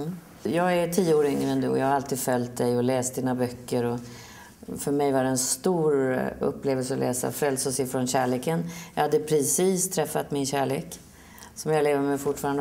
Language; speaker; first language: Swedish; native; Swedish